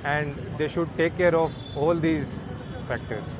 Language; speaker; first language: English; non-native, local second language; Hindi